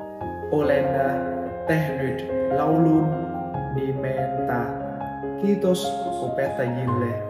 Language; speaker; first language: Finnish; non-native, learner; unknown